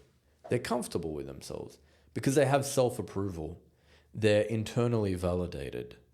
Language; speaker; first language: English; native; English